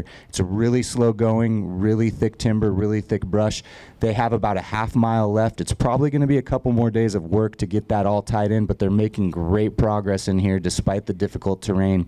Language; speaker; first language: English; native; English